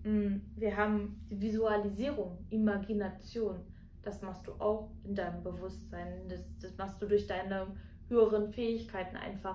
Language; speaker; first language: German; native; German